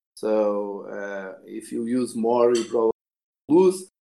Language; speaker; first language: English; non-native, fluent; Portuguese